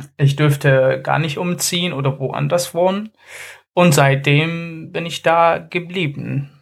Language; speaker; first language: German; non-native, fluent; Arabic